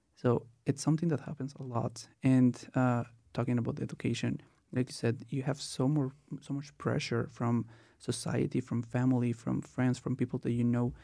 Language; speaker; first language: English; non-native, fluent; Spanish